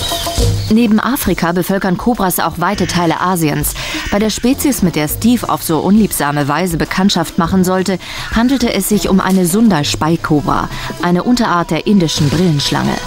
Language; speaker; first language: German; native; German